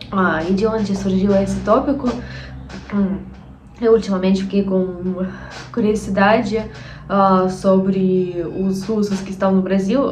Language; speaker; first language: Portuguese; non-native, fluent; Russian